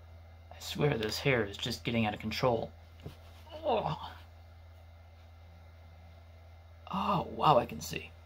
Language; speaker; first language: English; native; English